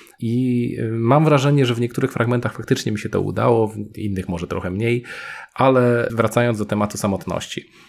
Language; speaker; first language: Polish; native; Polish